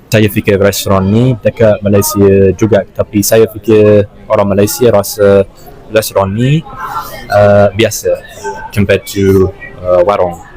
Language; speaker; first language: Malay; non-native, fluent; English